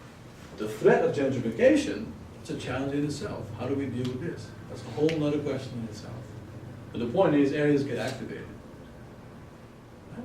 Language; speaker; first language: English; non-native, fluent; Dutch